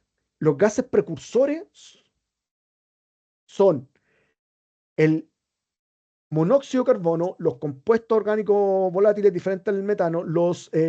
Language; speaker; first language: Spanish; native; Spanish